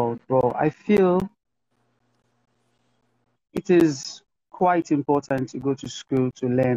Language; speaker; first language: English; non-native, local second language; Yoruba